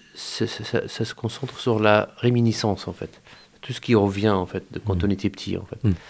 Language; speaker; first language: French; non-native, fluent; Arabic